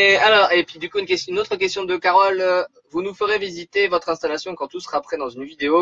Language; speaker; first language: French; native; French